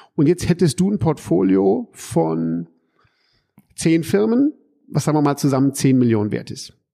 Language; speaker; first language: German; early bilingual, heritage; German